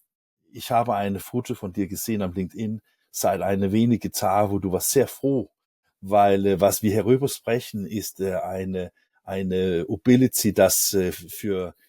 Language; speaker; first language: German; non-native, learner; Danish